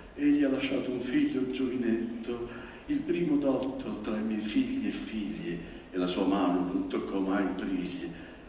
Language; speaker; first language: Italian; non-native, local second language; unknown